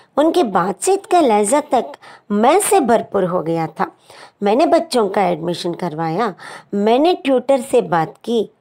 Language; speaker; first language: Hindi; non-native, local second language; Telugu